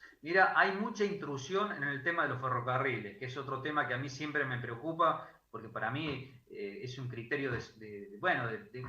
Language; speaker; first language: Spanish; native; Spanish